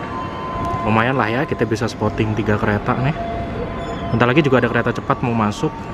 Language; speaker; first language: Indonesian; native; Indonesian